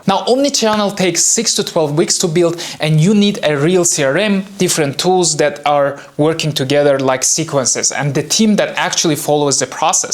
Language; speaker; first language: English; non-native, fluent; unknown